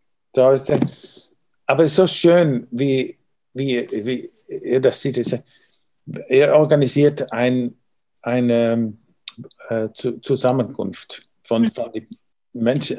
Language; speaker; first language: German; non-native, learner; Dutch